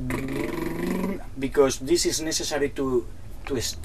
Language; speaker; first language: English; non-native, learner; Spanish